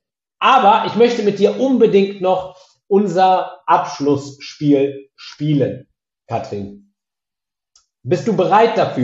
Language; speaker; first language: German; native; German